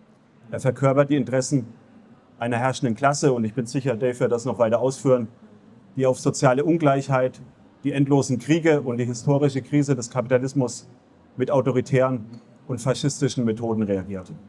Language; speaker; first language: German; native; German